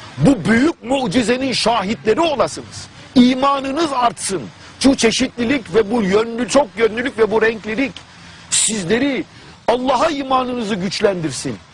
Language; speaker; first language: Turkish; non-native, fluent; German